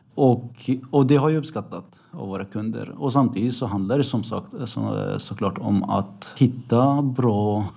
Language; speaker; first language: Swedish; early bilingual, other home language; Arabic